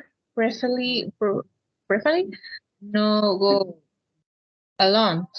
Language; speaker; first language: English; non-native, learner; Spanish